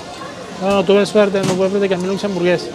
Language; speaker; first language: Spanish; native; Spanish